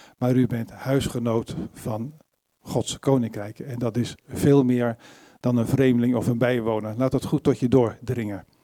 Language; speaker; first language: Dutch; native; Dutch